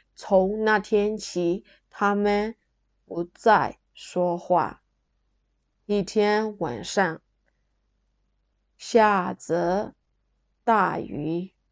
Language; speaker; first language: Chinese; non-native, fluent; Burmese